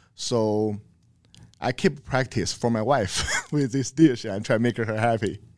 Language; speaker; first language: English; non-native, learner; Chinese